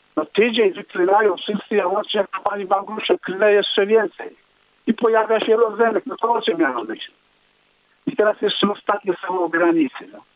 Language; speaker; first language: Polish; native; Polish